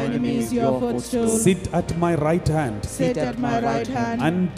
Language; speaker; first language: English; non-native, local second language; Malayalam